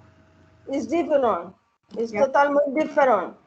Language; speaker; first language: English; non-native, learner; Spanish